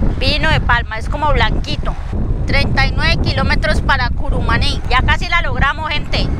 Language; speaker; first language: Spanish; native; Spanish